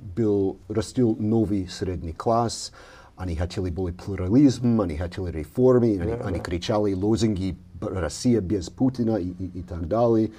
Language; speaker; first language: Russian; non-native, fluent; English